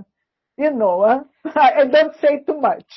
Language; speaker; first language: English; non-native, learner; Portuguese